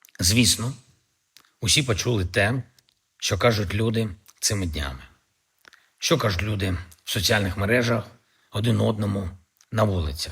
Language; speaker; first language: Ukrainian; native; Ukrainian